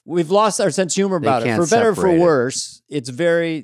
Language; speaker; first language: English; native; English